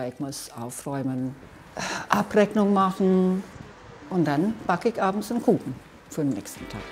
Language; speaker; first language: German; non-native, fluent; English